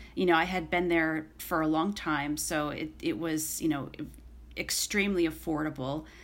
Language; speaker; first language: English; native; English